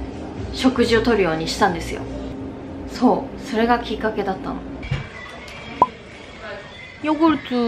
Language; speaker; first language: Japanese; native; Japanese